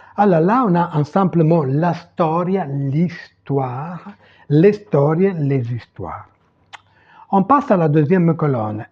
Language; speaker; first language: French; non-native, fluent; Italian